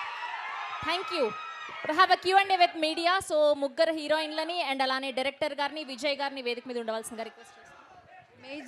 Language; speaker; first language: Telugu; native; Telugu